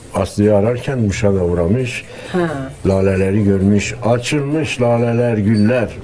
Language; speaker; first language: Turkish; native; Turkish